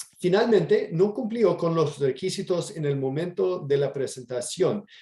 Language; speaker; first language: Spanish; non-native, fluent; English